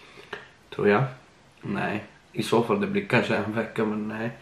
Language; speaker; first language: Swedish; early bilingual, other home language; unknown